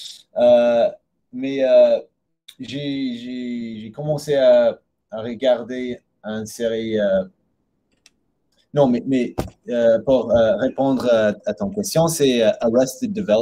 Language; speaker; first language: French; non-native, learner; English